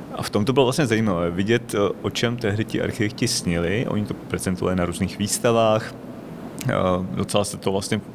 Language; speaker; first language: Czech; native; Czech